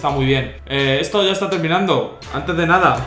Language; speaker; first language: Spanish; native; Spanish